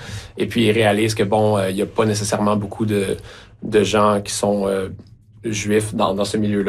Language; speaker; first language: French; native; French